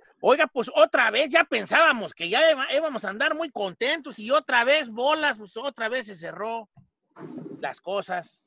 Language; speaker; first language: Spanish; native; Spanish